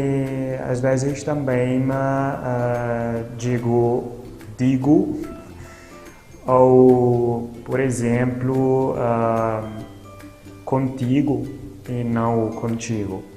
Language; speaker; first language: Portuguese; non-native, fluent; Italian